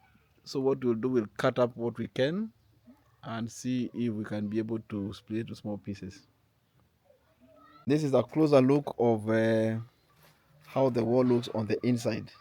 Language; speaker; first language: English; non-native, local second language; Swahili